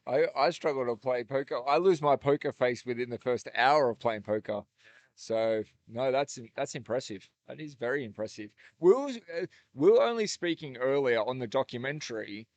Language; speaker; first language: English; native; English